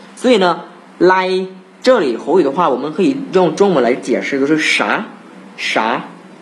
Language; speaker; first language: Chinese; non-native, fluent; Thai